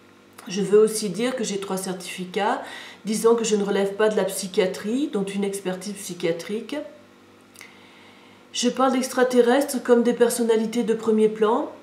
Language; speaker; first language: French; native; French